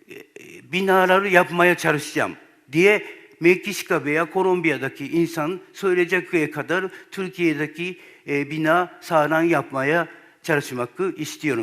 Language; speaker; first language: Turkish; non-native, learner; Japanese